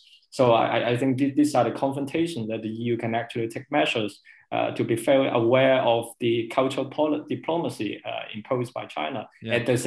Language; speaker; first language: English; non-native, local second language; Cantonese